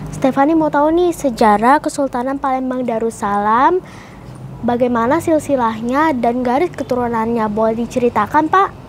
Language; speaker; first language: Indonesian; native; Indonesian